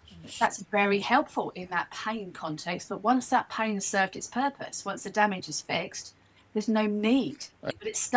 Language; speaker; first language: English; native; English